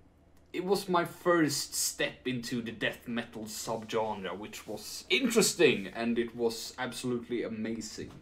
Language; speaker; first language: English; non-native, fluent; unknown